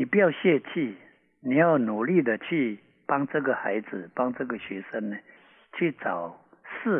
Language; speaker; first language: Chinese; native; Chinese